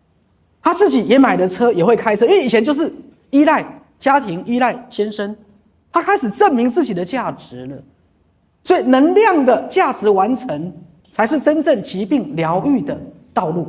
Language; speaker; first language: Chinese; native; Chinese